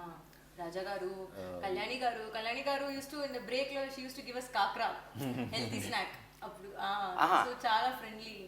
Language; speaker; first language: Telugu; non-native, learner; Tamil